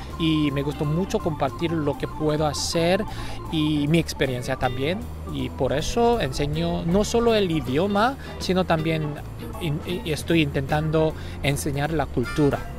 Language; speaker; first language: Spanish; non-native, fluent; Korean